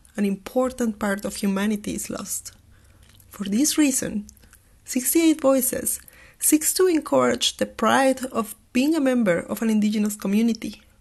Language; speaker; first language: English; non-native, fluent; Spanish